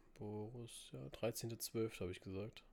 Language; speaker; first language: German; native; German